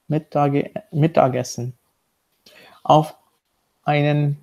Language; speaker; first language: German; non-native, learner; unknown